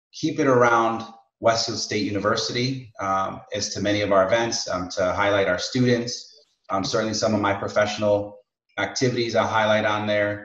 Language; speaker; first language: English; native; English